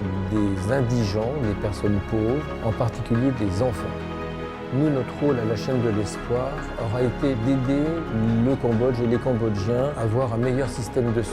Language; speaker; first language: French; native; French